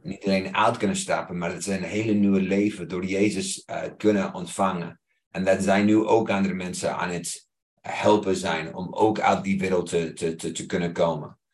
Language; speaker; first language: Dutch; non-native, fluent; English